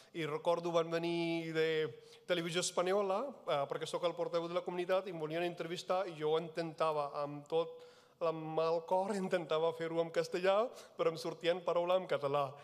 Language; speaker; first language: Catalan; non-native, fluent; Punjabi